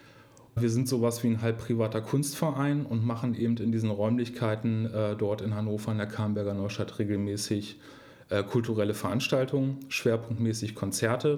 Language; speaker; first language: German; native; German